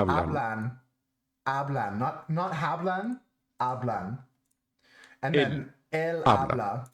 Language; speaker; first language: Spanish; non-native, learner; English